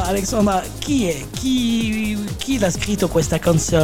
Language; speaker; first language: Italian; non-native, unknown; French